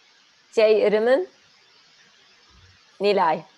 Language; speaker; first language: Korean; non-native, learner; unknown